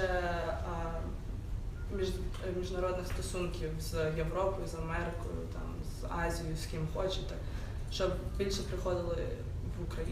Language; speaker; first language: Ukrainian; non-native, local second language; English